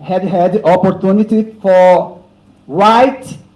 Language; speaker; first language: English; non-native, learner; Portuguese